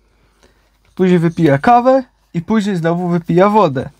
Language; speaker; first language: Polish; native; Polish